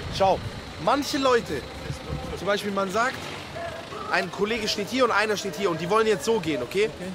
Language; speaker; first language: German; native; German